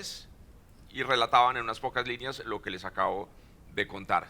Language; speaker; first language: Spanish; native; Spanish